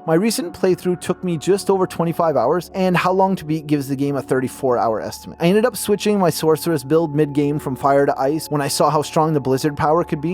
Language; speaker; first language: English; native; English